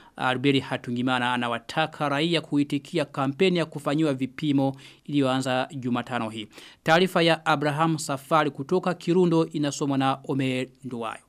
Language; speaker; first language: Swahili; non-native, local second language; Rundi